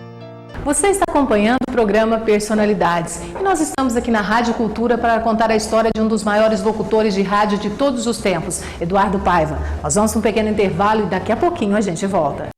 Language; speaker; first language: Portuguese; native; Portuguese